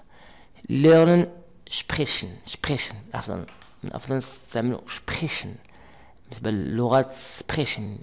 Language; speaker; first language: German; non-native, learner; Arabic